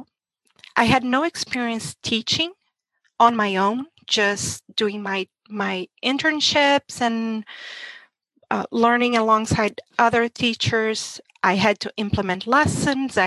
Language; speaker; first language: English; non-native, fluent; Portuguese